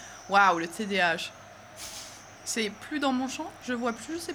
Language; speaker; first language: French; native; French